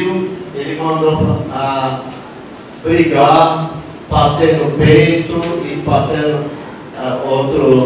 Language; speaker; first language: Portuguese; non-native, local second language; Yanomámi